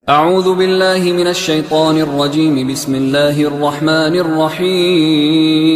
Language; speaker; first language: Arabic; native; Arabic